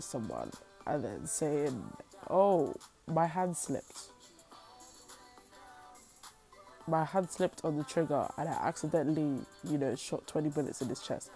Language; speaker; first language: English; native; English